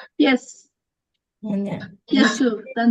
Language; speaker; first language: English; non-native, learner; Indonesian